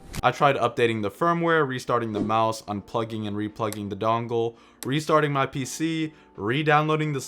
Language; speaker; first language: English; native; English